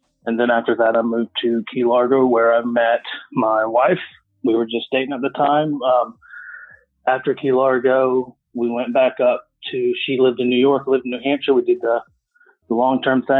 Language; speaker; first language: English; native; English